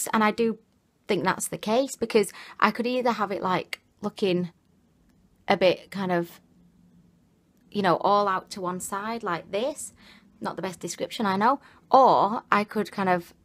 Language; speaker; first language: English; native; English